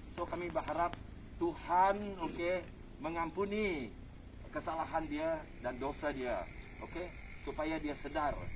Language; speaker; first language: Malay; non-native, local second language; Iban